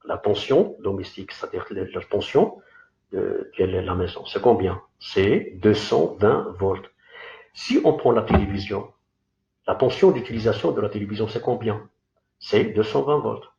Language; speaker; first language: French; non-native, local second language; Arabic